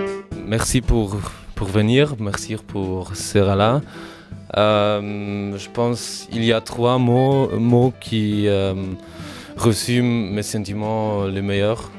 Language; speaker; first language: French; non-native, fluent; German